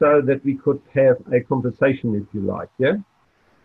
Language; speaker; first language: English; non-native, fluent; German